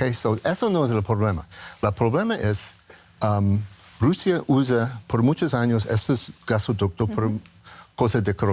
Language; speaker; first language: Spanish; non-native, learner; English